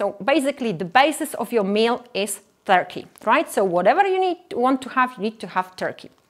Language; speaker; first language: English; non-native, fluent; Polish